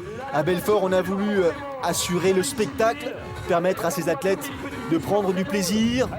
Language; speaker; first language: French; native; French